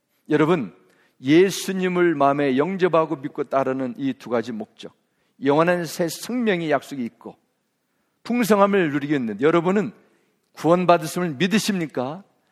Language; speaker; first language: Korean; native; Korean